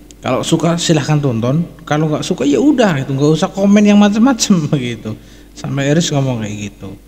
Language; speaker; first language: Indonesian; native; Indonesian